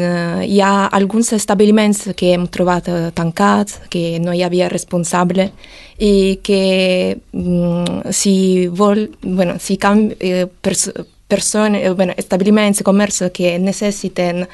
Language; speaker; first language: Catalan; non-native, learner; Italian